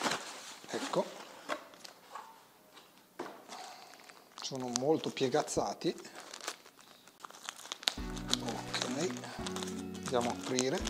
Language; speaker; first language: Italian; native; Italian